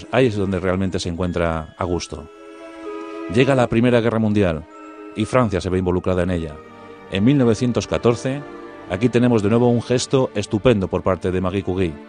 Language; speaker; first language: Spanish; native; Spanish